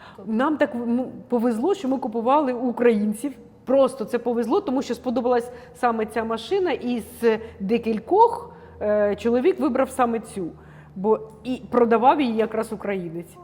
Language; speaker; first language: Ukrainian; non-native, local second language; Russian